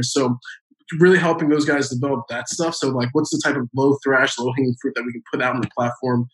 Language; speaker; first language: English; native; English